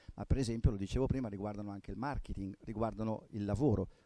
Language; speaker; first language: Italian; native; Italian